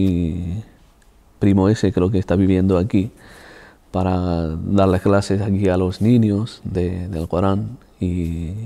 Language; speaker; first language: Spanish; non-native, fluent; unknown